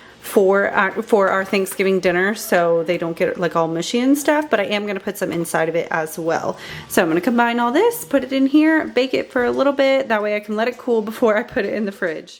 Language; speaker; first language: English; native; English